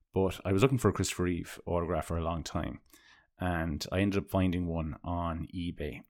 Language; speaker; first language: English; native; English